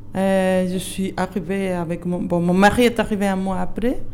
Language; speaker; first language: French; non-native, fluent; Spanish